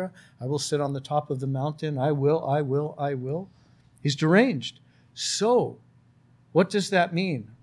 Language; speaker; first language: English; native; English